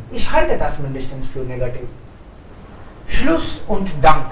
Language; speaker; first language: German; non-native, fluent; Hindi